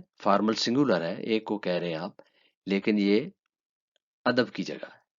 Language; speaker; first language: Urdu; native; Urdu